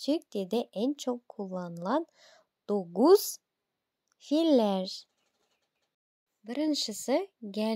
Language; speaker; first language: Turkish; non-native, fluent; Kazakh